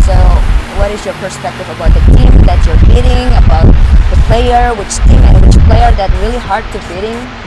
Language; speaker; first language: English; non-native, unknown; Indonesian